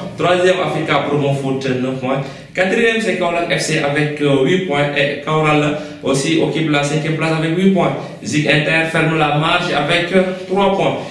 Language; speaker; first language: French; non-native, local second language; Wolof